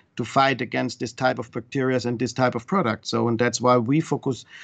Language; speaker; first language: English; non-native, fluent; German